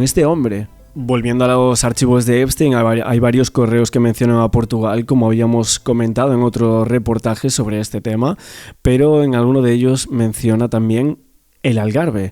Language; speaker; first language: Spanish; native; Spanish